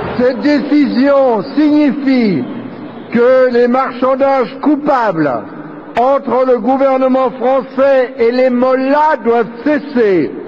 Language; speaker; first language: French; native; French